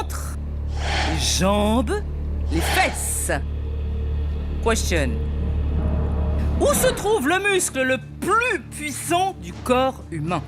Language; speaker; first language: French; native; French